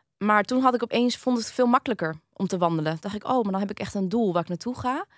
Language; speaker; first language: Dutch; early bilingual, other home language; Vietnamese